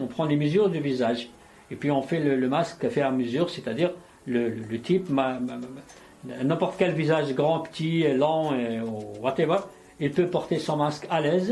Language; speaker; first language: French; non-native, local second language; Arabic